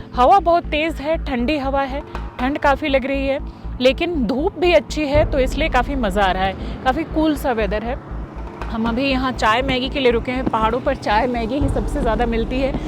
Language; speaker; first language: Hindi; native; Hindi